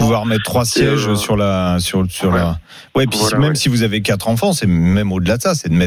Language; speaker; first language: French; native; French